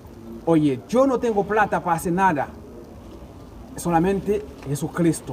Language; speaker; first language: Spanish; non-native, learner; Haitian Creole